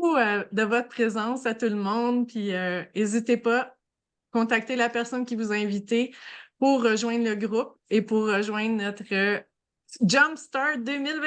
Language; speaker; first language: French; native; French